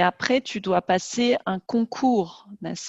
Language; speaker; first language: French; native; French